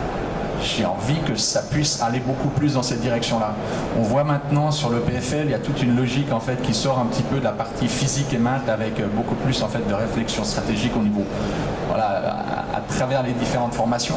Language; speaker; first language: French; native; French